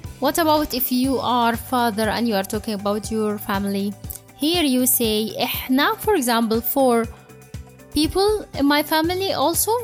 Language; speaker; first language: English; non-native, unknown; Arabic